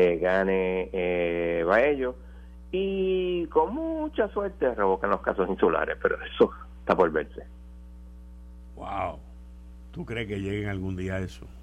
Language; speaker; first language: Spanish; native; Spanish